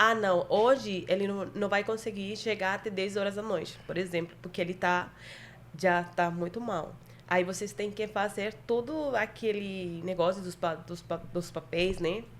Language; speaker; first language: Portuguese; non-native, fluent; Spanish